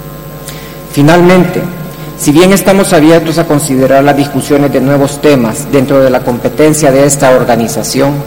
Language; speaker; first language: Spanish; native; Spanish